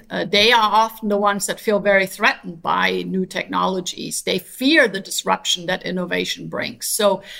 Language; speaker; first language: English; non-native, fluent; German